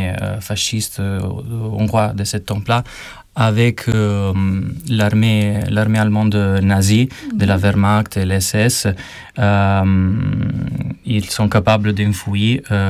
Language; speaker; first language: French; non-native, learner; Albanian